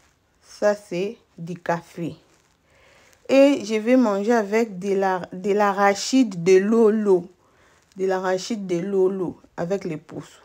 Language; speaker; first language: French; non-native, local second language; Lingala